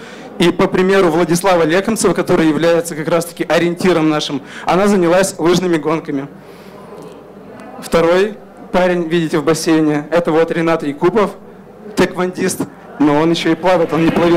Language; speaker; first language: Russian; native; Russian